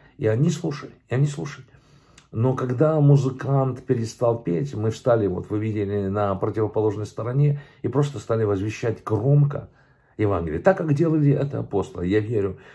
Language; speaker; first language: Russian; early bilingual, other home language; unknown